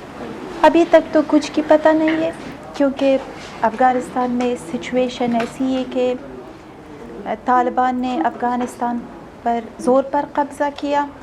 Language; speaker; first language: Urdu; non-native, fluent; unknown